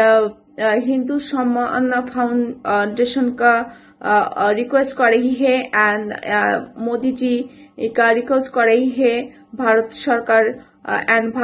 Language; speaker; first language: Hindi; non-native, learner; Bangla